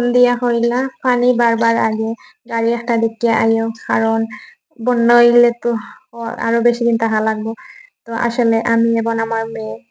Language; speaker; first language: Bangla; non-native, local second language; Sylheti